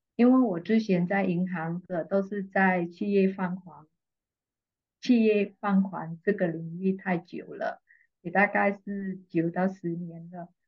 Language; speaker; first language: Chinese; non-native, fluent; Vietnamese